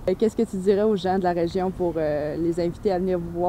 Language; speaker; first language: French; native; French